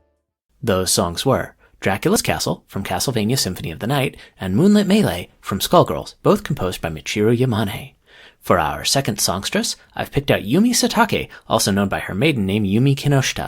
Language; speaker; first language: English; native; English